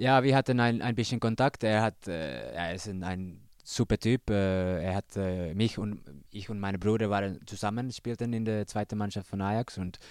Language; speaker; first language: German; non-native, learner; Finnish